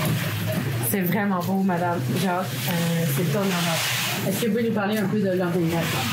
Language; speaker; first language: French; native; French